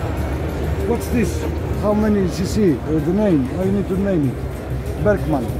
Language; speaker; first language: English; non-native, learner; Greek